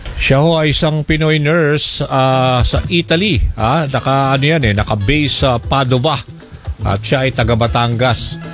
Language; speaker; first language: Filipino; native; Filipino